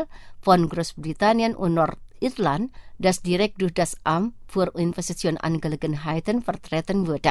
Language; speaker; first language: German; non-native, fluent; Indonesian